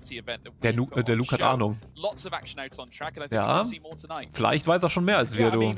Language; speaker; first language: German; native; German